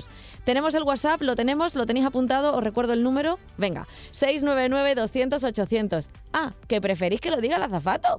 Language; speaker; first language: Spanish; native; Spanish